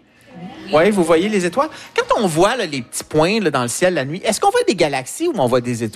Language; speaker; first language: French; native; French